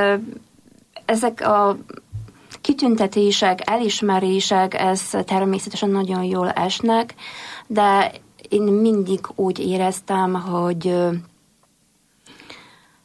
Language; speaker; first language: Hungarian; non-native, fluent; Polish